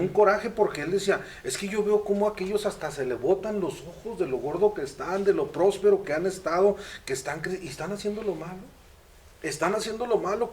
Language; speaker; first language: Spanish; native; Spanish